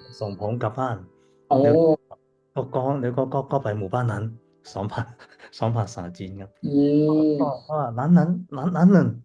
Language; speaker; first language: Thai; non-native, learner; Cantonese